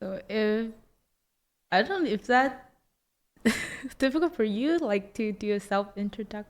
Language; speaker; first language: English; non-native, learner; Chinese